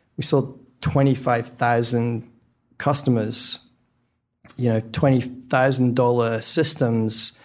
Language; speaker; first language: English; native; English